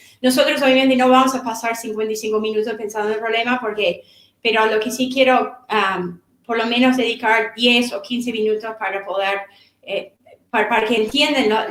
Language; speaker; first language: Spanish; non-native, fluent; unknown